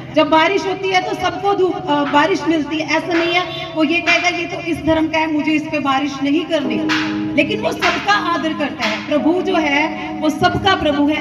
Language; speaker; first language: Hindi; non-native, local second language; Punjabi